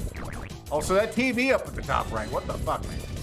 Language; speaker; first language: English; native; English